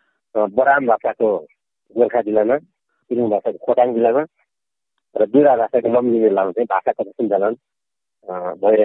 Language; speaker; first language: Nepali; native; Nepali